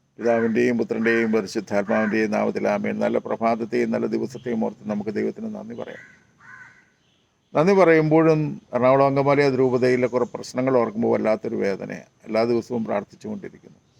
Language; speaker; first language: Malayalam; native; Malayalam